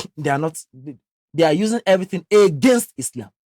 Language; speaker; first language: English; non-native, local second language; Yoruba